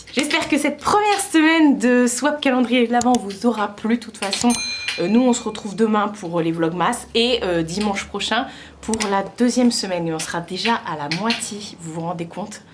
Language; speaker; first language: French; native; French